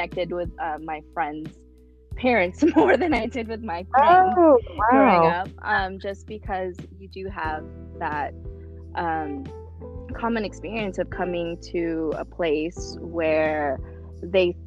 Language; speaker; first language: English; early bilingual, other home language; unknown